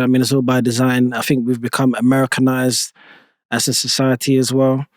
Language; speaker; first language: English; native; English